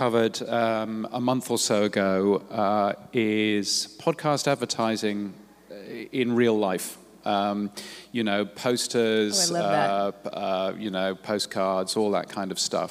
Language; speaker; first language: English; native; English